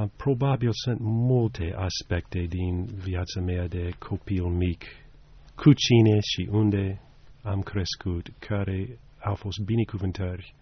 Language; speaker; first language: Romanian; non-native, fluent; English